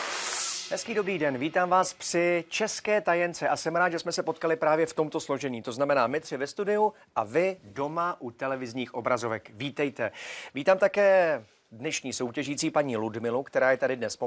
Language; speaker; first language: Czech; native; Czech